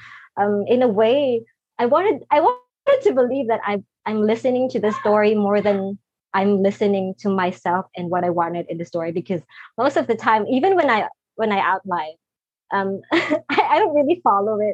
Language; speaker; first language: English; non-native, local second language; Filipino